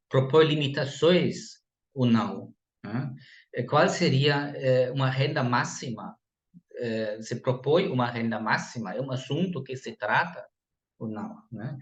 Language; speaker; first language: Portuguese; non-native, fluent; German